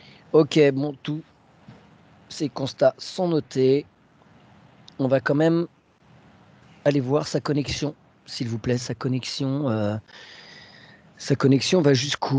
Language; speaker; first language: French; native; French